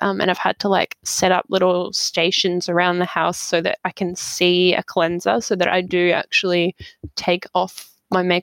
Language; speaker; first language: English; native; English